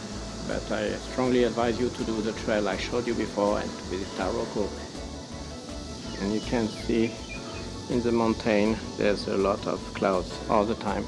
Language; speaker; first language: English; non-native, learner; French